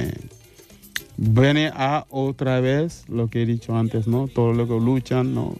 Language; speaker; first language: Spanish; non-native, fluent; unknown